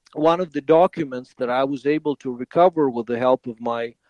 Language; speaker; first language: English; non-native, fluent; Ukrainian